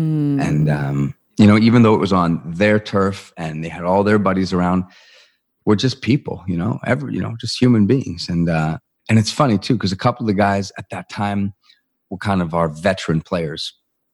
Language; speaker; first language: English; native; English